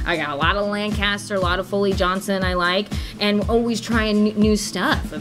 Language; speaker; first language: English; native; English